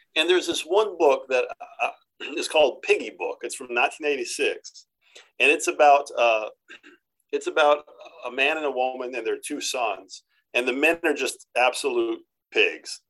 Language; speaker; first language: English; native; English